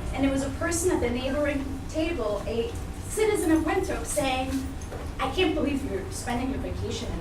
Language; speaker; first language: English; non-native, fluent; German